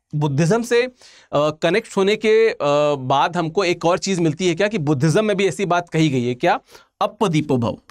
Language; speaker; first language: Hindi; native; Hindi